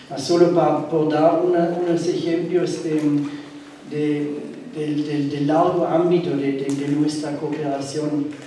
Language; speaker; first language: Spanish; non-native, learner; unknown